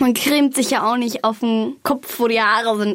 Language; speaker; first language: German; native; German